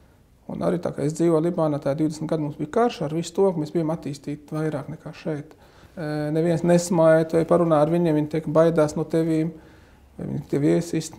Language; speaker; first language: Latvian; non-native, fluent; Arabic